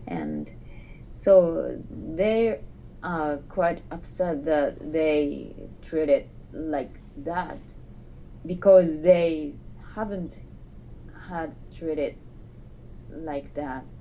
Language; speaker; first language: English; non-native, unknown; Japanese